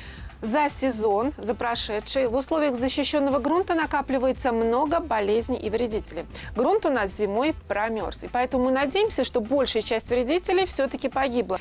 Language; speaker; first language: Russian; native; Russian